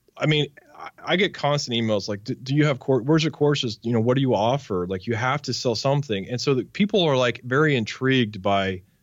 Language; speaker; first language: English; native; English